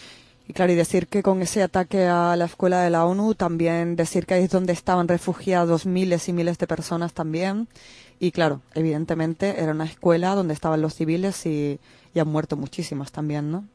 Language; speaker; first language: Spanish; native; Spanish